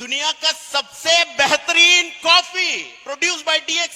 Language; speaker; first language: Hindi; non-native, fluent; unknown